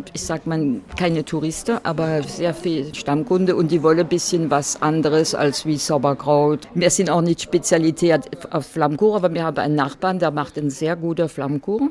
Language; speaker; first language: German; non-native, local second language; Swiss German